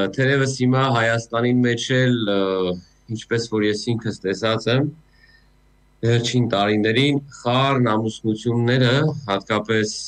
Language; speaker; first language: Armenian; native; Armenian